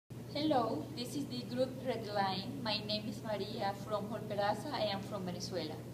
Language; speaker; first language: English; non-native, learner; Spanish